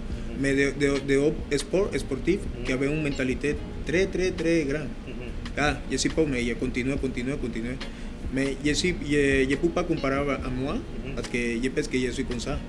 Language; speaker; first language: French; non-native, learner; Spanish